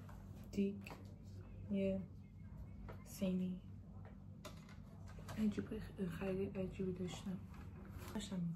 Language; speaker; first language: Persian; native; Persian